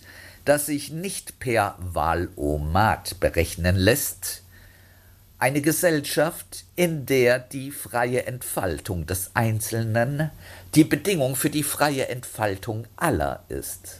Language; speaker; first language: German; native; German